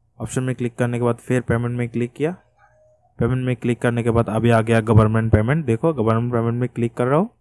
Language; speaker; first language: Hindi; non-native, fluent; Bangla